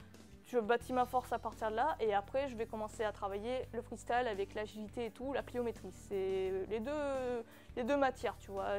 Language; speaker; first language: French; native; French